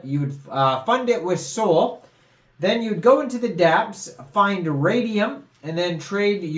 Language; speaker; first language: English; native; English